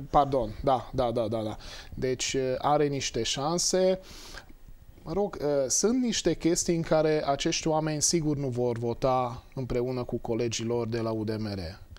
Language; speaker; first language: Romanian; non-native, local second language; Hungarian